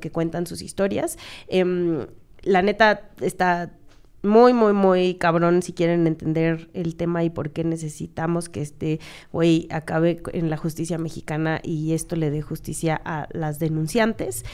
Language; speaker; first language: Spanish; native; Spanish